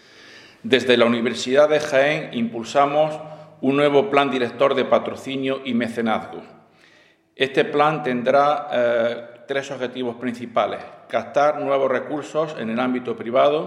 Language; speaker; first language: Spanish; native; Spanish